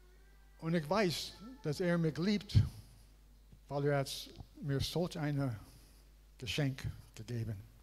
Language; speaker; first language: German; non-native, learner; English